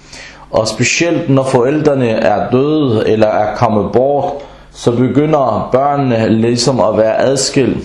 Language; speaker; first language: Danish; early bilingual, other home language; Arabic